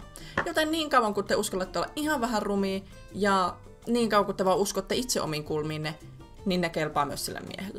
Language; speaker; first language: Finnish; native; Finnish